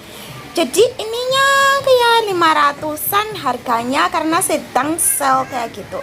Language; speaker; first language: Indonesian; non-native, learner; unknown